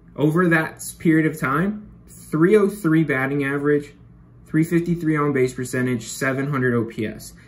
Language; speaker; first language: English; native; English